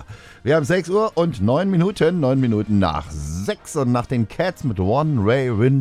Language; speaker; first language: German; native; German